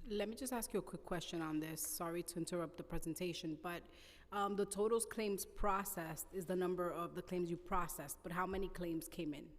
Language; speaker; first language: English; non-native, fluent; Spanish